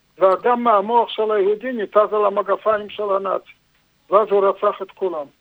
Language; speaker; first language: Hebrew; non-native, fluent; Yiddish